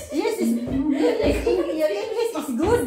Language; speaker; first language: English; non-native, learner; Filipino